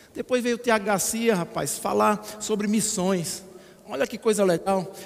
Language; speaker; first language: Portuguese; native; Portuguese